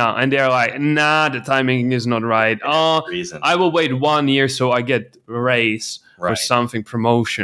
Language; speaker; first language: English; non-native, fluent; Czech